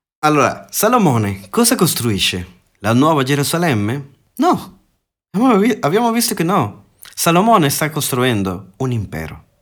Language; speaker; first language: Italian; non-native, fluent; Spanish